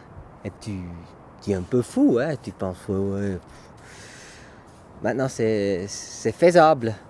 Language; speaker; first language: French; non-native, local second language; German